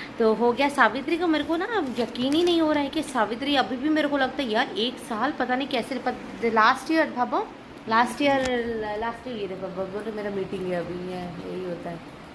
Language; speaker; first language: Hindi; non-native, local second language; Odia